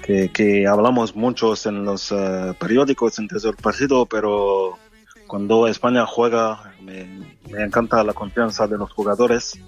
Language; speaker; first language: Spanish; non-native, fluent; French